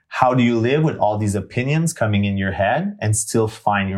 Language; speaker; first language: English; non-native, fluent; French